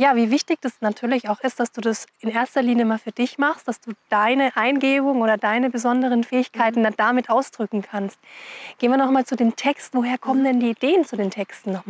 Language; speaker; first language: German; native; German